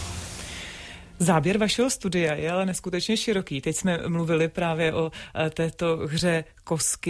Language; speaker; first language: Czech; native; Czech